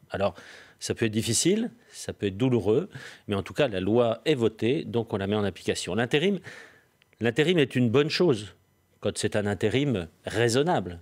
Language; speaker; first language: French; native; French